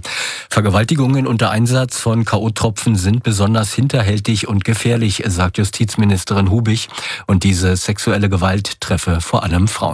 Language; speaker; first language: German; native; German